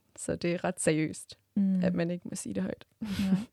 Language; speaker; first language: Danish; early bilingual, other home language; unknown